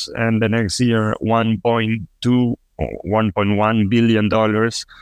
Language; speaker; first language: English; non-native, fluent; Spanish